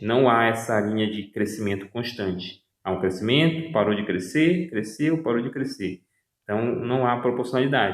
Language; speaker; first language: Portuguese; native; Portuguese